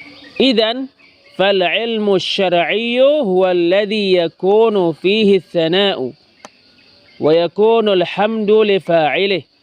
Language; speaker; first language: Arabic; non-native, fluent; Indonesian